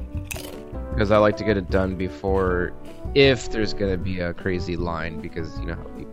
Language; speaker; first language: English; native; English